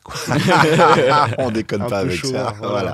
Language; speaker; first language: French; native; French